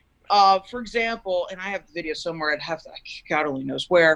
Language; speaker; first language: English; native; English